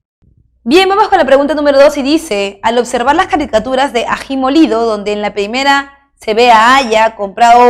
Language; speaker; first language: Spanish; native; Spanish